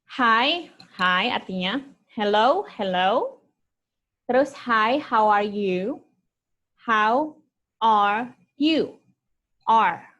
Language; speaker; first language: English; non-native, fluent; Indonesian